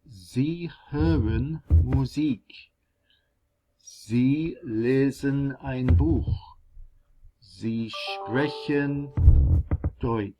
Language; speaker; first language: German; non-native, fluent; English